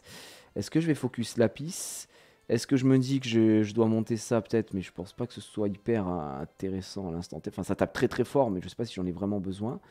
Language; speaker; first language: French; native; French